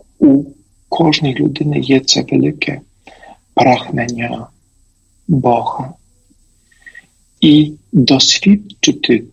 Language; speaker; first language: Ukrainian; non-native, fluent; Polish